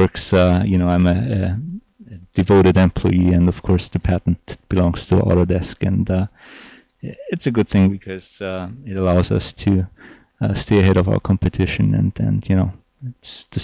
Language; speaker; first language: English; non-native, fluent; German